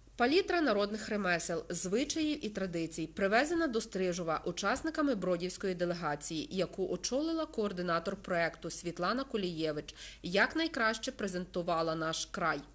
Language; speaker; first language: Ukrainian; native; Ukrainian